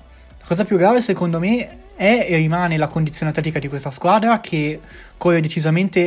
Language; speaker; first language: Italian; native; Italian